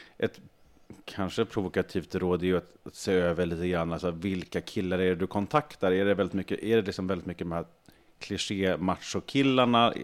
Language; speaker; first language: Swedish; native; Swedish